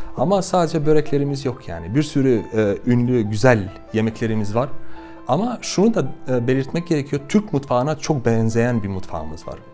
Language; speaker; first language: Turkish; non-native, fluent; Albanian